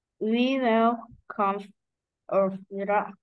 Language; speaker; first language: English; non-native, learner; Vietnamese